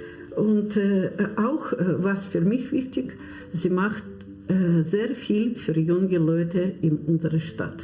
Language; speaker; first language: German; non-native, learner; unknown